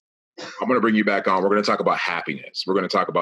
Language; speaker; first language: English; native; English